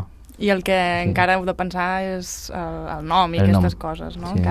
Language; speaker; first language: Catalan; native; Catalan